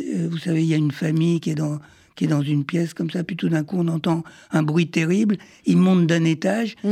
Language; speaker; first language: French; early bilingual, other home language; Arabic